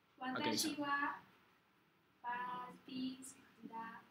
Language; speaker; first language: Japanese; non-native, learner; Spanish